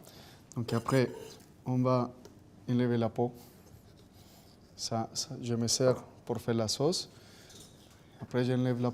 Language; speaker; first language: French; non-native, fluent; Spanish